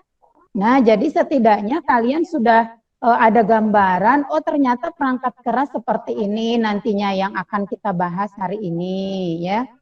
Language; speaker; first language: Indonesian; native; Indonesian